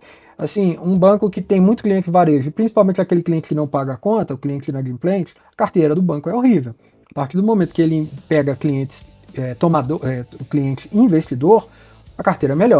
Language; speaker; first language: Portuguese; native; Portuguese